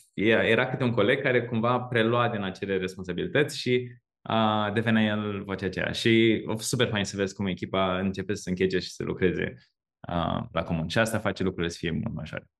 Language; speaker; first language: Romanian; native; Romanian